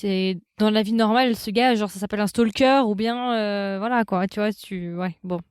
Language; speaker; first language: French; native; French